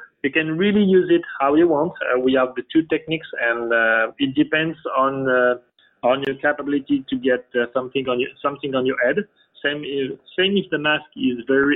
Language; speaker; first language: English; non-native, fluent; French